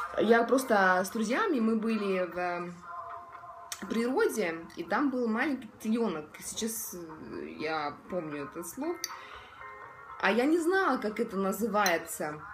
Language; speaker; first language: Russian; non-native, local second language; Estonian